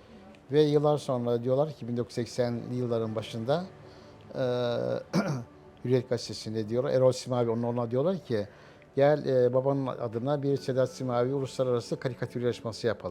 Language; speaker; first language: Turkish; native; Turkish